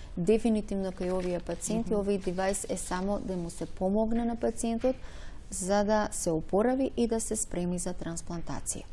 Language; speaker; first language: Macedonian; native; Macedonian